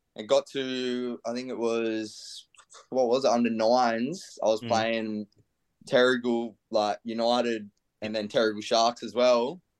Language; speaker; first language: English; native; English